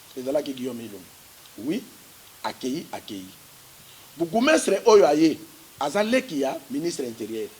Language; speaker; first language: Lingala; native; Lingala